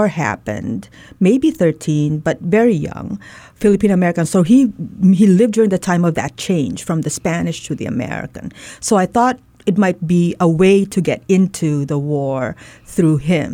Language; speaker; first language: English; non-native, local second language; Waray